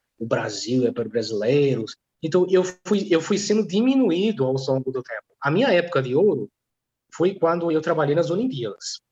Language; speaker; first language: Portuguese; non-native, fluent; Polish